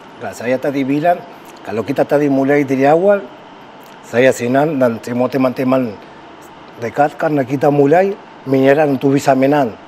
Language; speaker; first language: Indonesian; non-native, fluent; Spanish